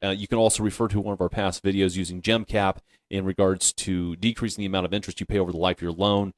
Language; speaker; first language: English; native; English